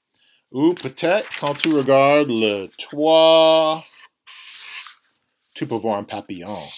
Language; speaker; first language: French; non-native, fluent; English